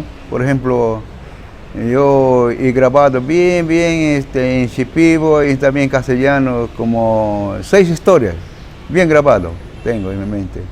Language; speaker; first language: Spanish; non-native, local second language; Shipibo-Conibo